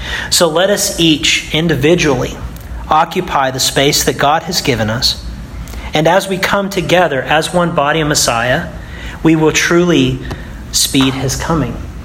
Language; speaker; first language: English; native; English